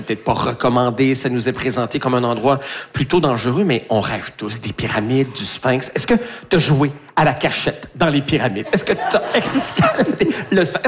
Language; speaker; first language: French; native; French